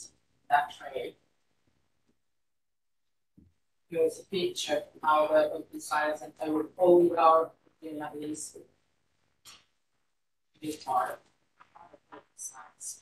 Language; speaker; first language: English; non-native, fluent; Finnish